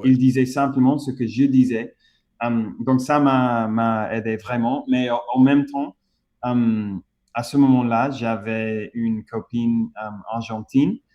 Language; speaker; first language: French; non-native, fluent; English